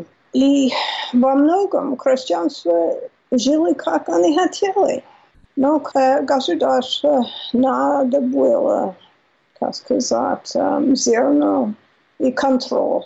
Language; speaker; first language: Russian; non-native, fluent; English